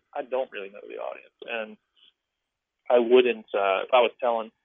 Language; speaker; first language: English; native; English